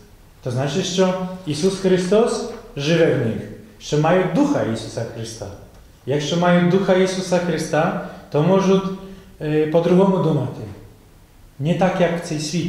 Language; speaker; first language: Ukrainian; non-native, fluent; Polish